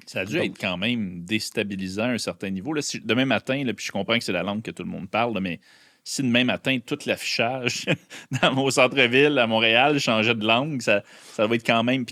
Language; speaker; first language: French; native; French